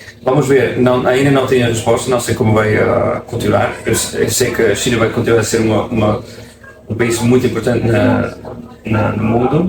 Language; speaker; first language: Portuguese; non-native, fluent; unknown